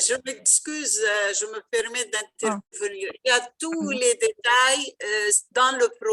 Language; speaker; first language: French; non-native, local second language; Arabic